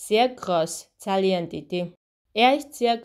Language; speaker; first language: German; non-native, fluent; Georgian